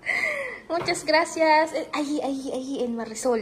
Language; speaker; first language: Spanish; non-native, learner; Filipino